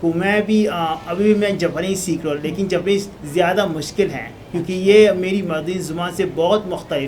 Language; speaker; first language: Hindi; non-native, learner; Arabic